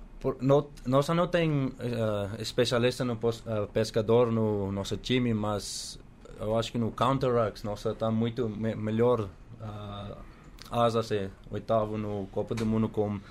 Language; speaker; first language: Portuguese; non-native, learner; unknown